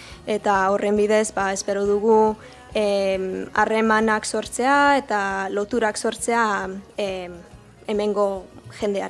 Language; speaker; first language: Basque; non-native, learner; English